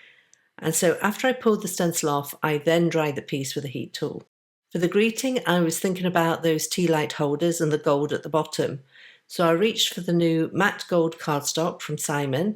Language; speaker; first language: English; native; English